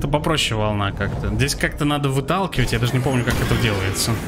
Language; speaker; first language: Russian; native; Russian